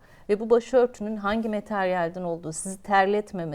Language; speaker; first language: Turkish; native; Turkish